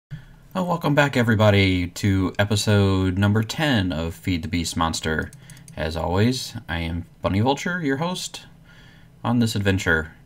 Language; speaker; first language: English; native; English